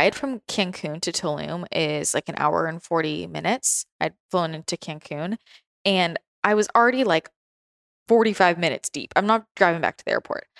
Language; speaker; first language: English; native; English